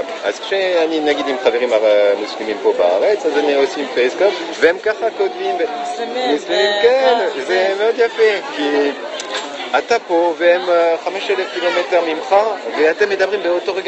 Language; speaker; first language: Hebrew; non-native, fluent; French